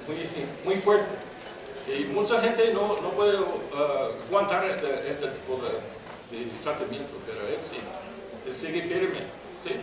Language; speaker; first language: Spanish; non-native, fluent; English